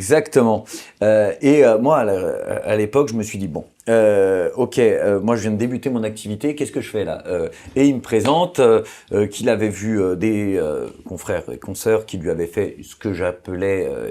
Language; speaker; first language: French; native; French